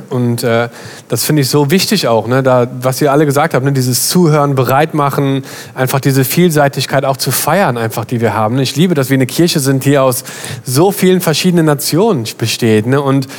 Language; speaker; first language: German; native; German